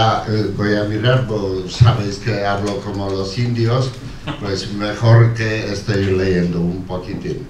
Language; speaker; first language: Spanish; non-native, learner; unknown